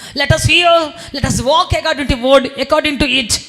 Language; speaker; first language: English; non-native, local second language; Telugu